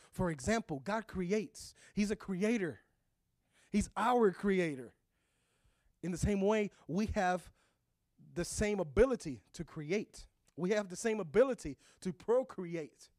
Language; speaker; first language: English; early bilingual, other home language; Spanish